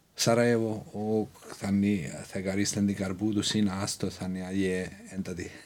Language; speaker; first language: Icelandic; non-native, fluent; Bosnian